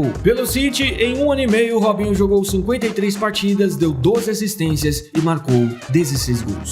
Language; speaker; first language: Portuguese; native; Portuguese